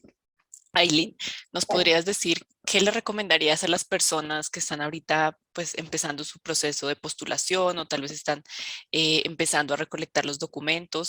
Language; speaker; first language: Spanish; native; Spanish